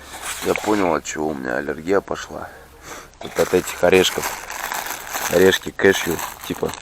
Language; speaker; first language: Russian; native; Russian